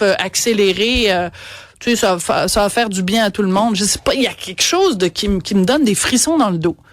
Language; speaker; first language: French; native; French